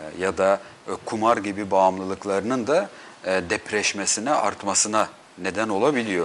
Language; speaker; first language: Turkish; native; Turkish